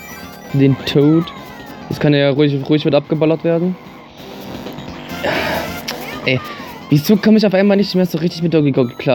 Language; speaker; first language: German; native; German